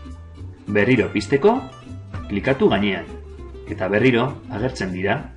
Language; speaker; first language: Basque; non-native, local second language; Spanish